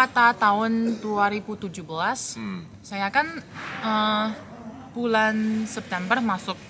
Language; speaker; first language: Indonesian; non-native, fluent; Chinese